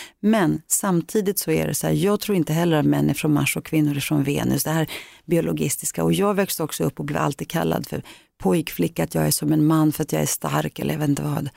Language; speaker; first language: Swedish; early bilingual, other home language; Greek